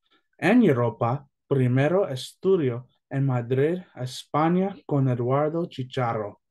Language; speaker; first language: Spanish; non-native, learner; English